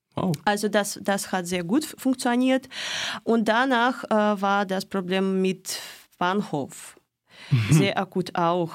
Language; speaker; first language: German; non-native, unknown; Russian